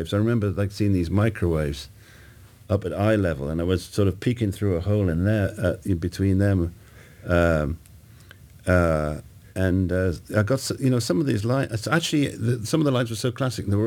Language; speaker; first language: English; native; English